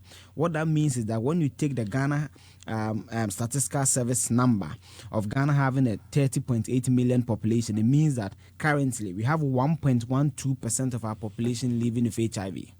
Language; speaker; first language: English; non-native, local second language; Akan